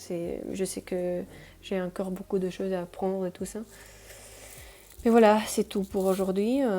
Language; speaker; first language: French; non-native, fluent; Spanish